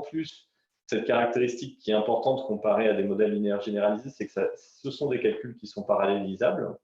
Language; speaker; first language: French; native; French